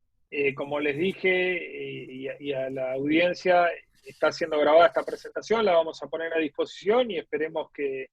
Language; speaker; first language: Spanish; native; Spanish